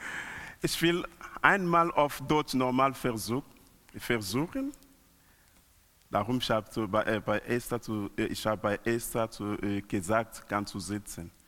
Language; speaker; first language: German; non-native, learner; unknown